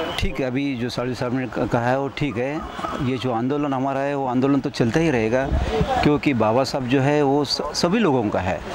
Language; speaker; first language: Hindi; non-native, local second language; Marathi